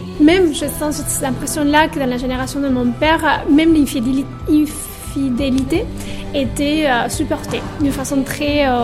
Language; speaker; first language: French; non-native, fluent; Spanish